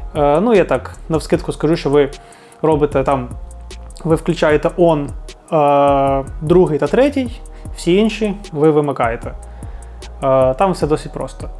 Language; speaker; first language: Ukrainian; non-native, local second language; Russian